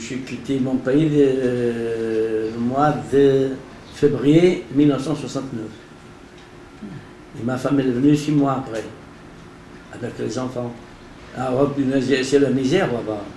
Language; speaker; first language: French; non-native, learner; Portuguese